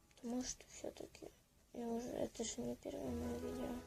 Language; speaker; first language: Russian; native; Russian